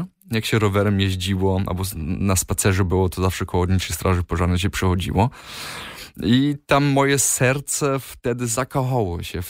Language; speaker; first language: Polish; early bilingual, heritage; Polish